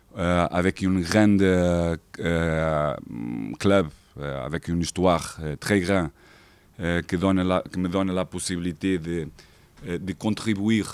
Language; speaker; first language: French; non-native, fluent; Portuguese